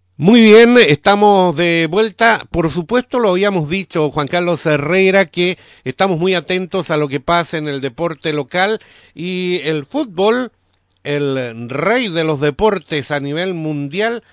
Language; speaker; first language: Spanish; native; Spanish